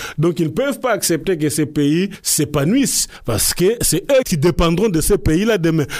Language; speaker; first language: French; non-native, local second language; Lingala